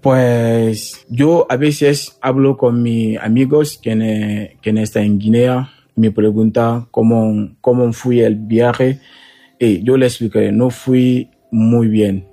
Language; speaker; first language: Spanish; non-native, learner; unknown